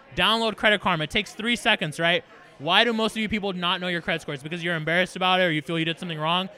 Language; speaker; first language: English; native; English